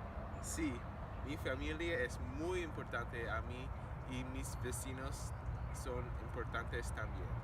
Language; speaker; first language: Spanish; non-native, learner; English